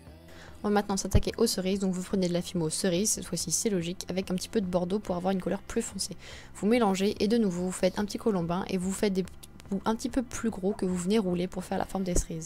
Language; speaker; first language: French; native; French